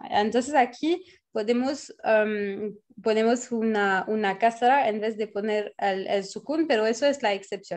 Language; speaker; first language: Spanish; non-native, fluent; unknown